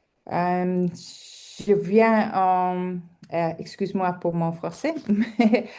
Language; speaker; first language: French; non-native, local second language; Dutch